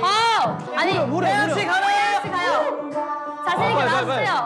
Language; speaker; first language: Korean; native; Korean